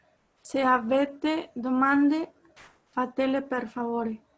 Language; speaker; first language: Italian; non-native, learner; Spanish